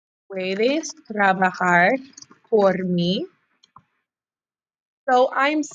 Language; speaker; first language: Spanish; non-native, fluent; English